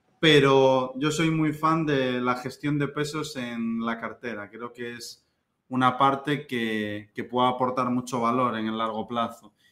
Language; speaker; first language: Spanish; native; Spanish